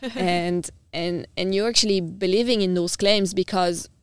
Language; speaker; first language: English; non-native, fluent; French